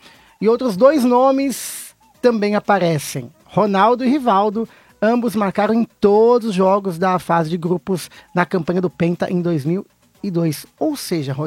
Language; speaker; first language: Portuguese; native; Portuguese